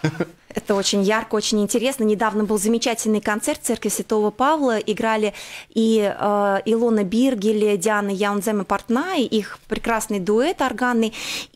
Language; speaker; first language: Russian; native; Russian